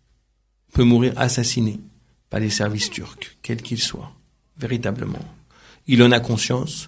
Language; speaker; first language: French; native; French